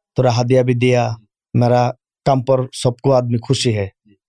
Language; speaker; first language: Urdu; non-native, fluent; Bangla